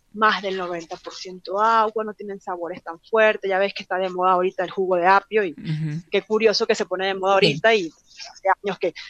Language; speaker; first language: Spanish; native; Spanish